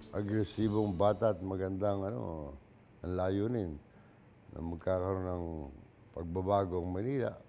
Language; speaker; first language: Filipino; native; Filipino